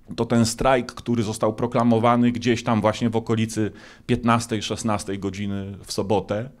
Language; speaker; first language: Polish; native; Polish